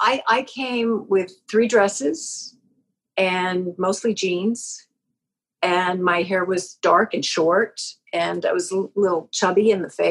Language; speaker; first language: English; native; English